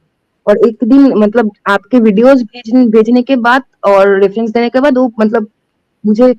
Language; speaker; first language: Hindi; non-native, local second language; Bangla